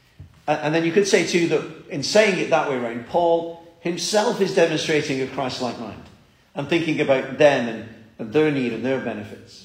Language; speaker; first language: English; native; English